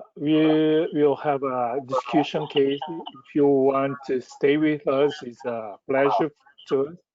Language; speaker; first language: English; non-native, learner; Portuguese